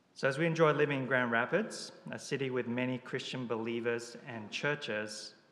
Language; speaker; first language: English; early bilingual, other home language; Japanese